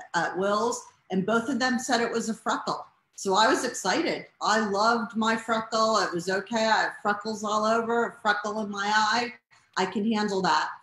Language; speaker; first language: English; native; English